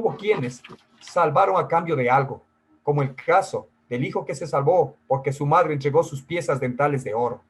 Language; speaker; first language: Spanish; native; Spanish